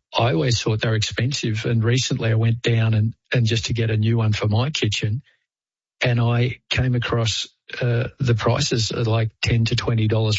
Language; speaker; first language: English; native; English